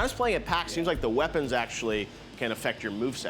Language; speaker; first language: English; native; English